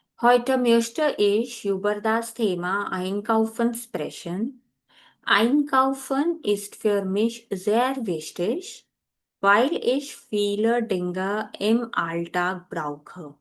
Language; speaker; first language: German; non-native, fluent; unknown